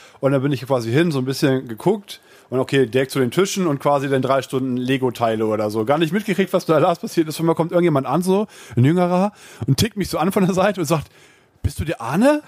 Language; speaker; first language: German; native; German